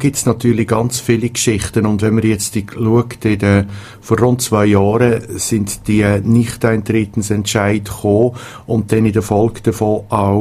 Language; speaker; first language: German; native; German